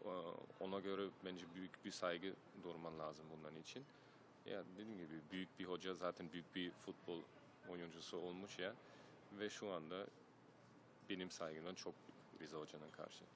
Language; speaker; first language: Turkish; early bilingual, heritage; German